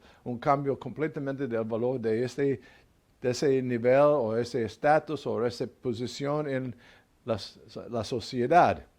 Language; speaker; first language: Spanish; non-native, fluent; English